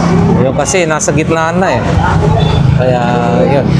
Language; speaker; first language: Filipino; native; Filipino